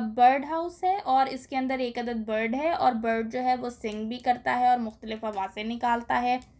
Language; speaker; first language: Urdu; native; Urdu